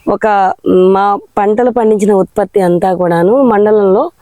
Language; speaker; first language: Telugu; native; Telugu